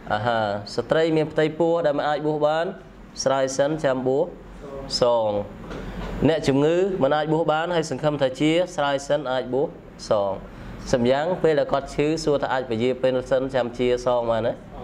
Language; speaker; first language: Khmer; non-native, local second language; Western Cham